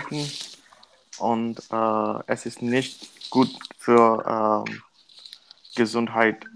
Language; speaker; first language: German; non-native, learner; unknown